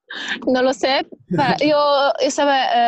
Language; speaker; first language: Spanish; non-native, learner; Polish